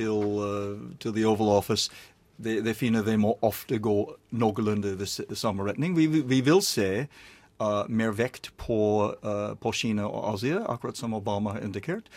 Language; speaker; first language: Norwegian; non-native, learner; English